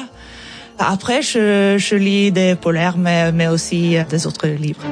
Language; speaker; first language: French; non-native, fluent; Norwegian